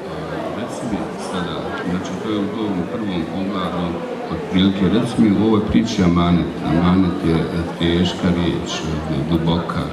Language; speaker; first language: Bosnian; native; Bosnian